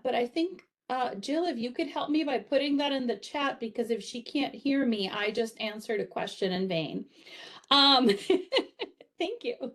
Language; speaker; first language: English; native; English